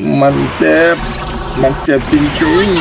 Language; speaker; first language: Thai; native; Thai